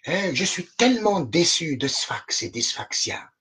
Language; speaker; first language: French; non-native, local second language; Arabic